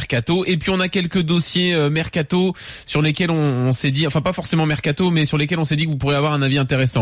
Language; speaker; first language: French; native; French